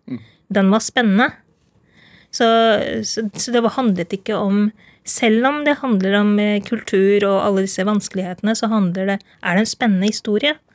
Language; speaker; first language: Norwegian; early bilingual, other home language; Urdu